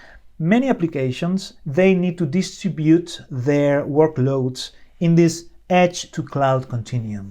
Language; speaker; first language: English; non-native, fluent; Spanish